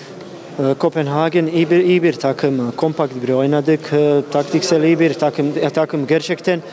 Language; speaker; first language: Turkish; non-native, learner; Bosnian